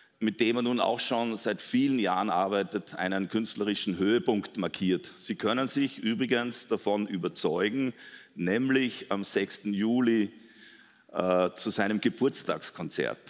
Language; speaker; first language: German; native; German